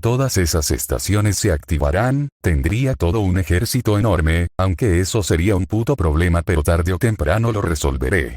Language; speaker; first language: Spanish; native; Spanish